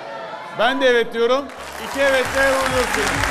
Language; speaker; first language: Turkish; native; Turkish